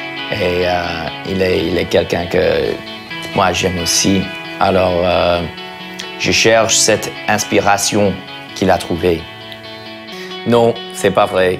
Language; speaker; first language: French; non-native, fluent; English